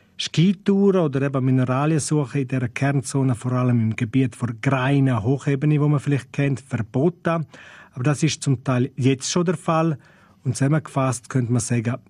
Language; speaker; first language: German; non-native, local second language; Romansh